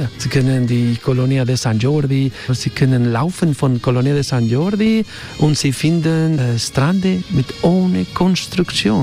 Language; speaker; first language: German; non-native, learner; Spanish